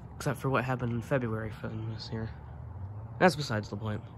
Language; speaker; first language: English; native; English